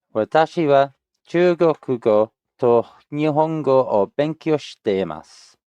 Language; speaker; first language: Japanese; non-native, learner; English